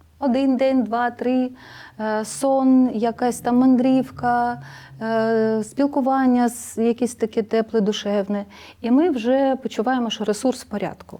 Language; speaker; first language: Ukrainian; native; Ukrainian